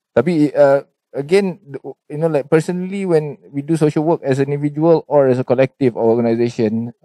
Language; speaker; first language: English; non-native, local second language; Malay